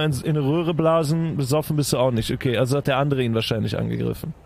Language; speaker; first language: German; native; German